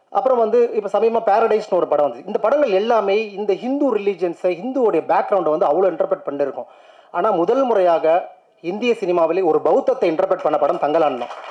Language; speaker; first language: Tamil; native; Tamil